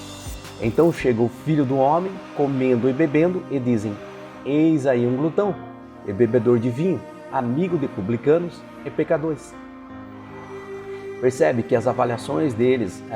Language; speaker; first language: Portuguese; native; Portuguese